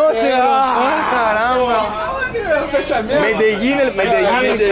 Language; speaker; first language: Spanish; non-native, learner; Greek